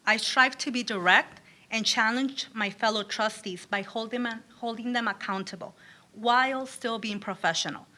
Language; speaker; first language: English; early bilingual, other home language; Spanish